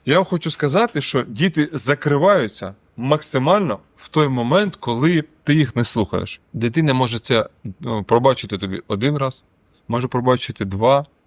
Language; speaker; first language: Ukrainian; non-native, local second language; Russian